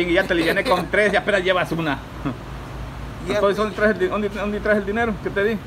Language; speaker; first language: Spanish; native; Spanish